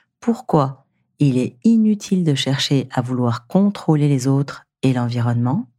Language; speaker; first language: French; native; French